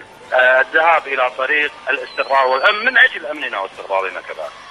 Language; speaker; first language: Arabic; native; Arabic